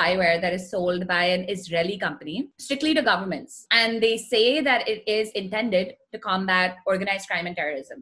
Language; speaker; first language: English; non-native, local second language; Hindi